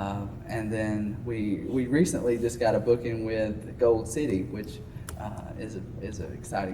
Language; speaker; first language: English; native; English